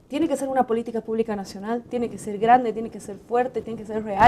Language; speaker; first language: Spanish; native; Spanish